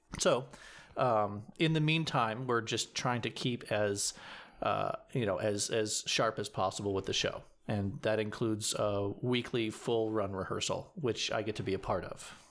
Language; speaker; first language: English; native; English